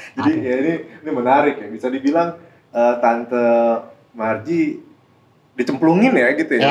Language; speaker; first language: Indonesian; native; Indonesian